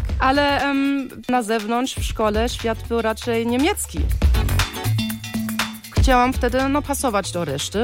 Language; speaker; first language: Polish; early bilingual, heritage; Polish